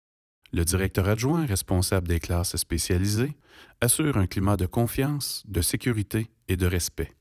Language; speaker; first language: French; native; French